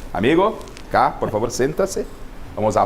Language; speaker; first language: Portuguese; native; Portuguese